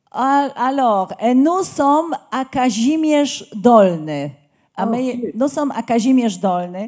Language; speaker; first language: French; non-native, learner; Polish